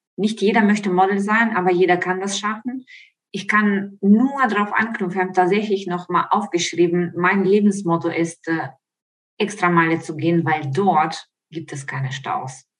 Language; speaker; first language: German; non-native, fluent; Ukrainian